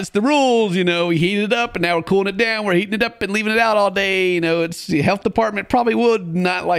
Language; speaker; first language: English; native; English